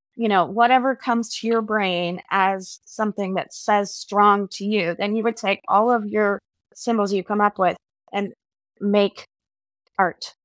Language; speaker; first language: English; native; English